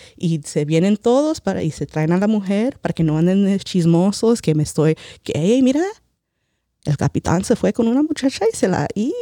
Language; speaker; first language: Spanish; early bilingual, heritage; Spanish